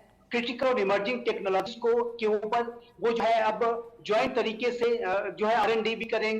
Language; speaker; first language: Hindi; native; Hindi